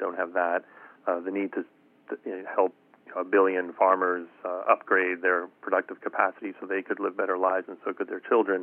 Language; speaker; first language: English; native; English